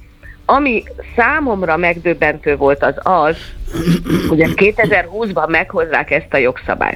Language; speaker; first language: Hungarian; native; Hungarian